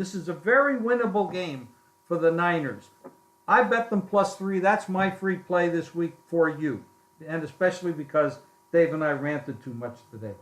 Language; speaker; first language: English; native; English